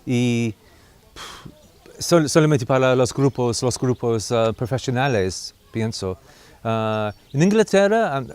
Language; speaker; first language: Spanish; non-native, learner; English